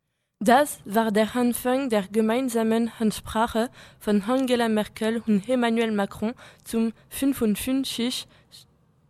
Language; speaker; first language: German; non-native, learner; French